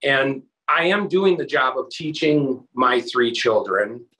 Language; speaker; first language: English; native; English